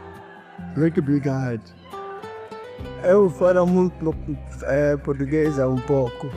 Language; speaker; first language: Portuguese; non-native, learner; Lingala